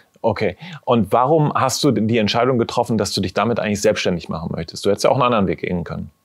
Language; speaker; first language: German; native; German